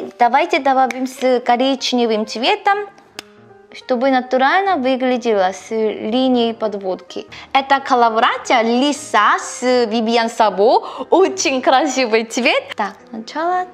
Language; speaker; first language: Russian; non-native, learner; Korean